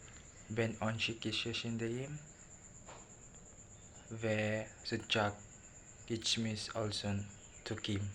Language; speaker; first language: Turkish; non-native, learner; Filipino